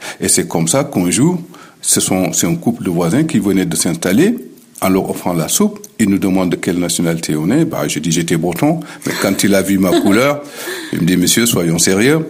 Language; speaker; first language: French; non-native, local second language; Fula